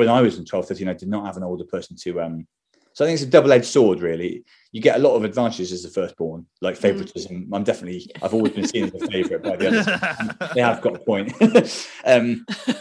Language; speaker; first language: English; native; English